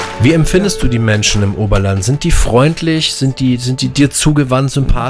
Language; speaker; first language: German; native; German